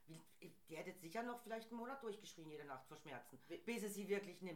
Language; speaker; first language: German; native; German